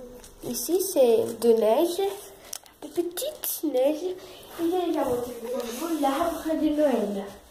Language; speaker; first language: French; non-native, learner; Portuguese